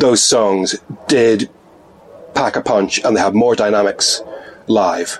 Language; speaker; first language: English; native; English